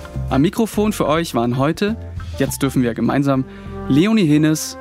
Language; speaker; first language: German; native; German